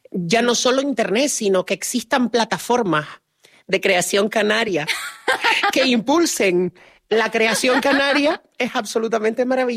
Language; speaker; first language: Spanish; native; Spanish